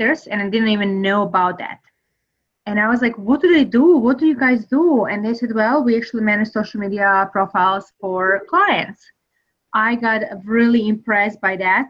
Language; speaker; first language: English; non-native, fluent; Serbian